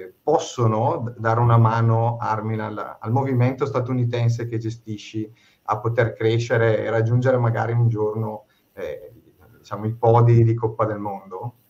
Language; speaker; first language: Italian; native; Italian